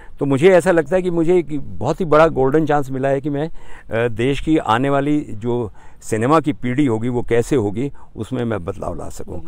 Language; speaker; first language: Hindi; native; Hindi